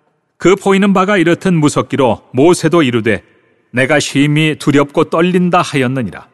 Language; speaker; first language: Korean; native; Korean